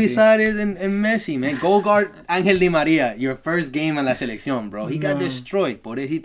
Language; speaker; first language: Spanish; early bilingual, heritage; Spanish